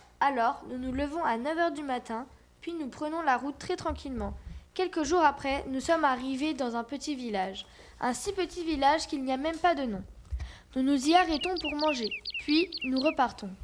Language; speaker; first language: French; native; French